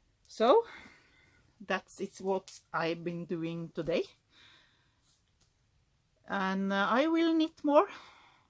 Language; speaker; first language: English; non-native, learner; Norwegian